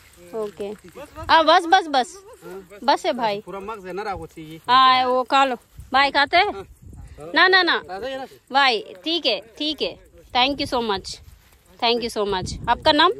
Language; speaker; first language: Hindi; non-native, local second language; Telugu